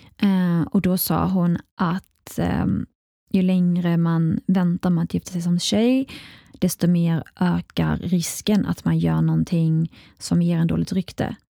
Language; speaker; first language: Swedish; early bilingual, other home language; Arabic